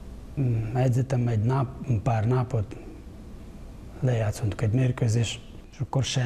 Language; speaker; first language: Hungarian; non-native, fluent; Ukrainian